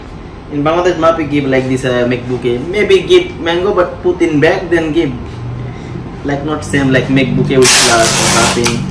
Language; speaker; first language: English; non-native, learner; Bangla